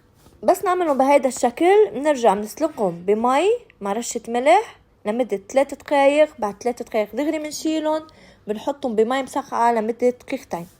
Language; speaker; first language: Arabic; native; Arabic